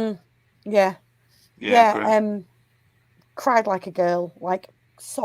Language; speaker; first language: English; native; English